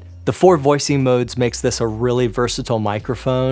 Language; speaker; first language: English; native; English